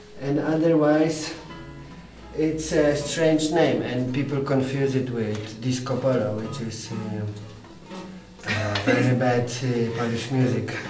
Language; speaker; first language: English; non-native, fluent; Polish